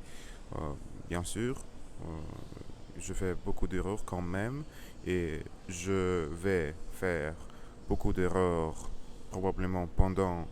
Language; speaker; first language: French; non-native, learner; Russian